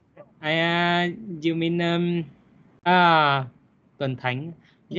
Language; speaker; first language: English; non-native, learner; Vietnamese